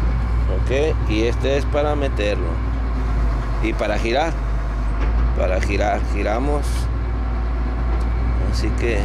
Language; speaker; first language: Spanish; native; Spanish